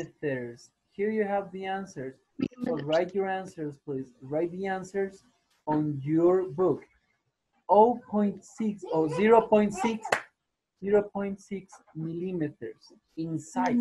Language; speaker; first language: English; non-native, fluent; Spanish